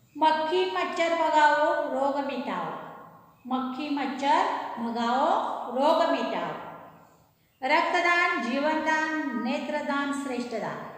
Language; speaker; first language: Hindi; non-native, local second language; Marathi